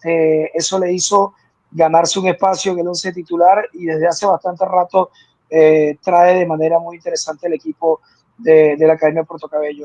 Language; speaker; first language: Spanish; native; Spanish